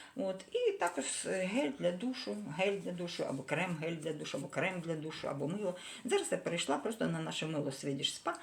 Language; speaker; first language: Ukrainian; non-native, local second language; Russian